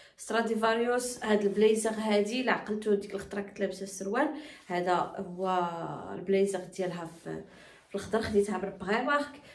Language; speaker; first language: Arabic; native; Arabic